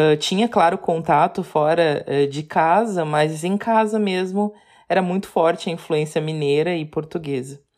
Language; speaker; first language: Portuguese; native; Portuguese